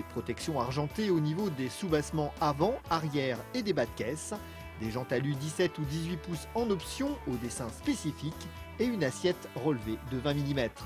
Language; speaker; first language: French; native; French